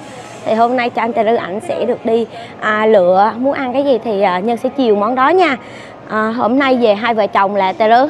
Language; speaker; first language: Vietnamese; native; Vietnamese